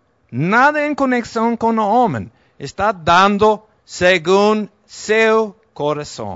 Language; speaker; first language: Portuguese; non-native, fluent; Spanish